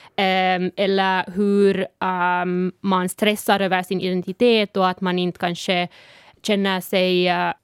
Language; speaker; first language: Swedish; non-native, fluent; Northern Sami